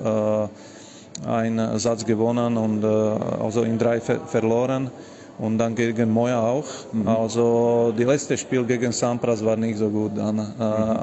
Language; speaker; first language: German; non-native, learner; Slovak